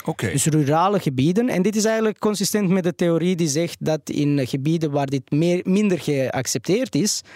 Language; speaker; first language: Dutch; early bilingual, other home language; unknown